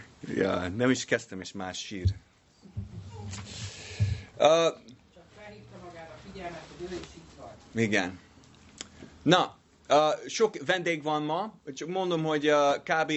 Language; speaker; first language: Hungarian; non-native, learner; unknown